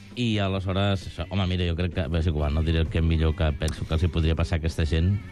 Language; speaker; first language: Catalan; native; Catalan